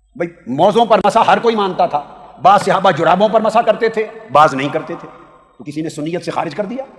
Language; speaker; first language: Urdu; non-native, local second language; Punjabi